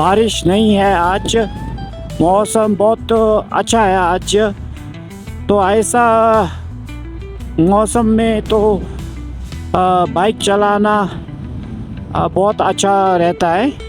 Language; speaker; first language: Hindi; non-native, fluent; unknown